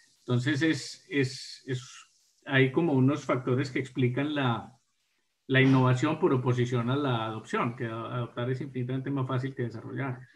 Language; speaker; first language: Spanish; native; Spanish